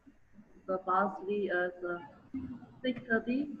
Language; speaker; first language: English; non-native, learner; Vietnamese